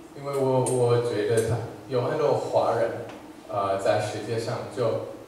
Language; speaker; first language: Chinese; non-native, fluent; English